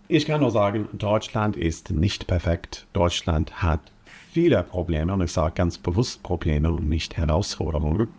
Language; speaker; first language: German; non-native, fluent; English